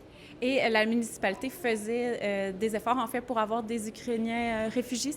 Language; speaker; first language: French; native; French